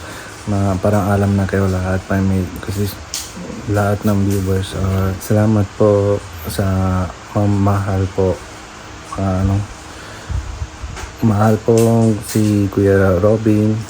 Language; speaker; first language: Filipino; non-native, learner; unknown